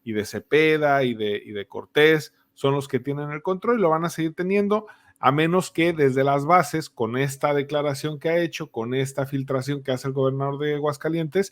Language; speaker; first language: Spanish; native; Spanish